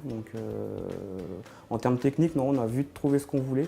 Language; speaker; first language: French; native; French